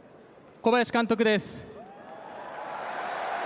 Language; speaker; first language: Japanese; native; Japanese